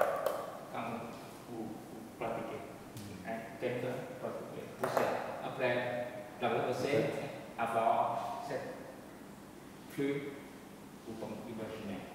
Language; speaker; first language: French; non-native, learner; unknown